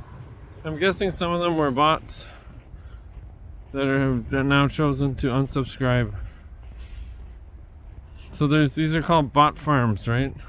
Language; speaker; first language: English; native; English